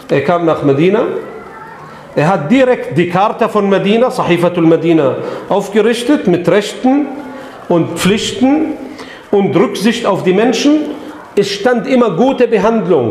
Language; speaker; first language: German; non-native, fluent; Arabic